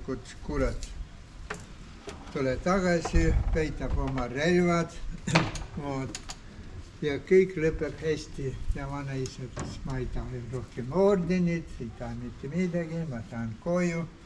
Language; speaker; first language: Estonian; non-native, learner; Ukrainian